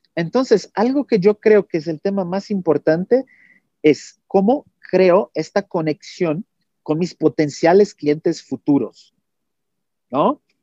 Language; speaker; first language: Spanish; non-native, fluent; Portuguese